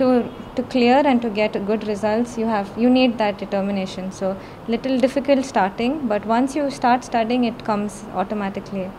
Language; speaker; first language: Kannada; non-native, local second language; Konkani